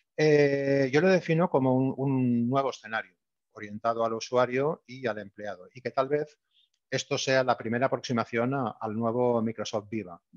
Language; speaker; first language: Spanish; native; Spanish